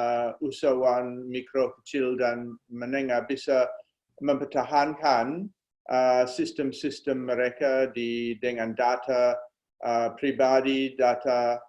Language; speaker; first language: Indonesian; non-native, fluent; English